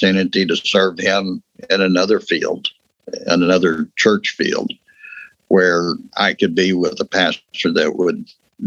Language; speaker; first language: English; native; English